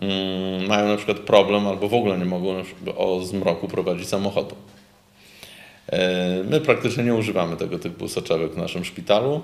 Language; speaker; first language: Polish; native; Polish